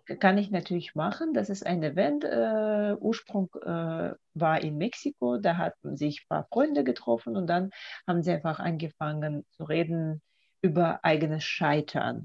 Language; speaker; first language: German; non-native, fluent; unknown